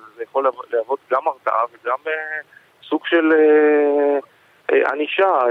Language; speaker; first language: Hebrew; native; Hebrew